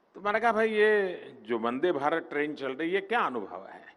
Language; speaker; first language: Hindi; non-native, local second language; Gujarati